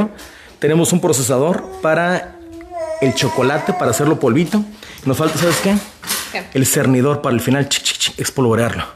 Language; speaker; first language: Spanish; native; Spanish